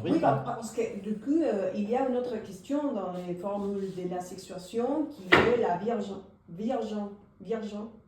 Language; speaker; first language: French; non-native, fluent; Spanish